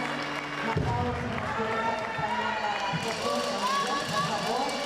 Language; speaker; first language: Spanish; native; Spanish